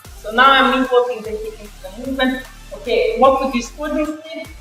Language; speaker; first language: English; non-native, fluent; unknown